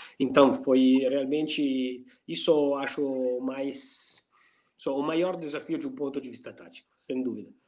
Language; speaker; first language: Portuguese; non-native, fluent; Italian